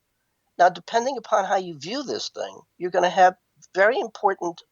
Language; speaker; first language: English; native; English